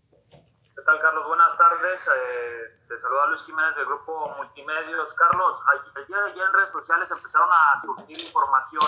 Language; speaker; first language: Spanish; native; Spanish